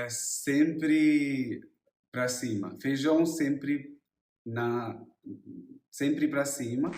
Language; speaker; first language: Portuguese; non-native, learner; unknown